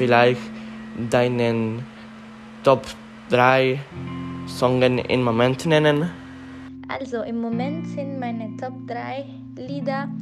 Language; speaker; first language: German; non-native, learner; Spanish